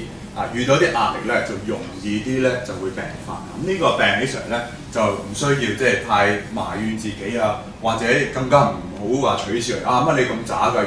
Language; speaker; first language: Cantonese; native; Cantonese